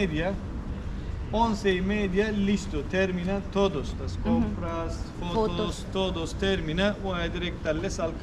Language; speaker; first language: Spanish; non-native, fluent; Turkish